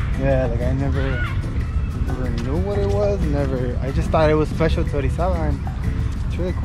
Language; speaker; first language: English; native; English